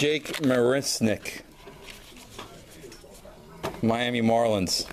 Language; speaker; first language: English; native; English